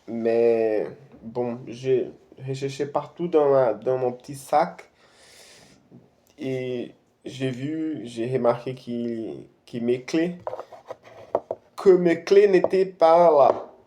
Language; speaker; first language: French; non-native, fluent; Portuguese